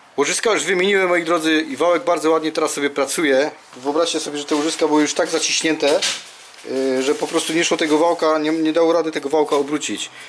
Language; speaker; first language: Polish; native; Polish